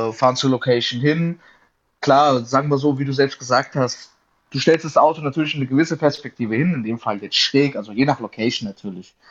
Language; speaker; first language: German; native; German